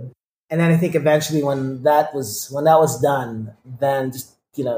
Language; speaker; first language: English; non-native, local second language; Filipino